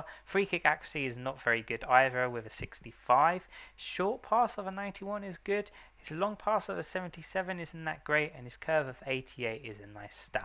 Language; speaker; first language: English; native; English